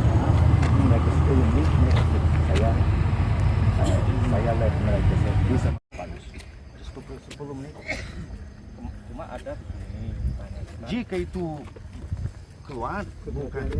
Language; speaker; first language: Indonesian; non-native, learner; English